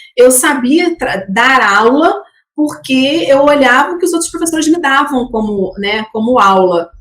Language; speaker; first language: Portuguese; native; Portuguese